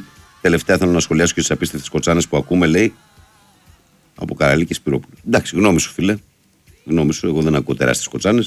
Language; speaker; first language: Greek; native; Greek